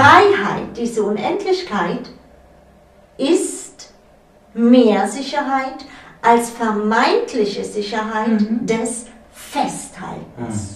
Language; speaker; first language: German; native; German